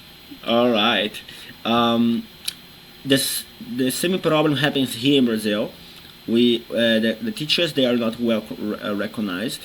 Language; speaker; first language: English; non-native, fluent; Portuguese